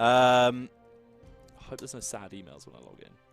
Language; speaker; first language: English; native; English